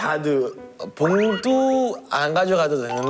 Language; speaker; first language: Korean; non-native, fluent; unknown